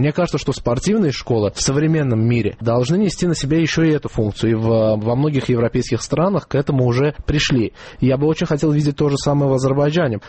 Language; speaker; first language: Russian; non-native, local second language; Azerbaijani